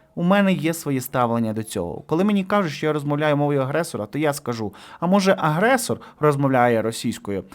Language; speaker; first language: Ukrainian; native; Ukrainian